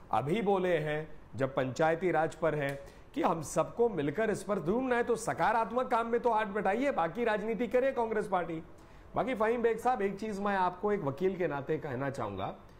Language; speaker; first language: Hindi; native; Hindi